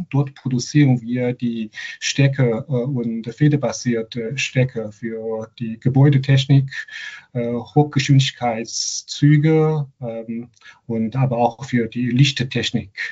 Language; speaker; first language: German; non-native, fluent; Chinese